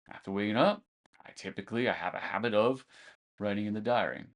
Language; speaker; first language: English; native; English